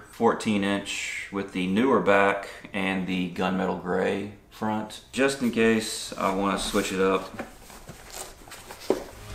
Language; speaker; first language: English; native; English